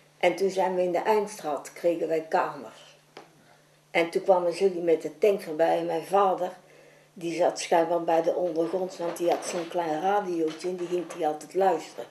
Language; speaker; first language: Dutch; native; Dutch